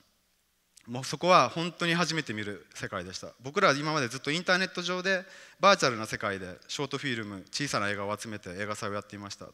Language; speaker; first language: Japanese; native; Japanese